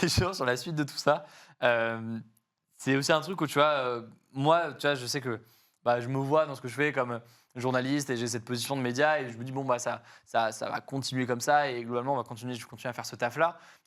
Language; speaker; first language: French; native; French